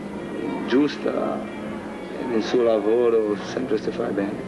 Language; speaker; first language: Italian; non-native, fluent; Portuguese